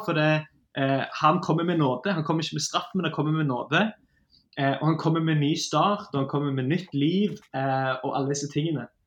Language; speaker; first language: Norwegian; native; Norwegian